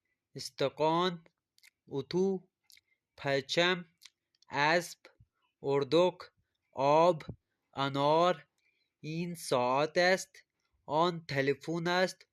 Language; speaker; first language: Persian; non-native, fluent; Urdu